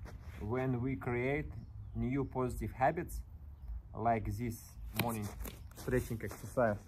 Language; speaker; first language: English; non-native, learner; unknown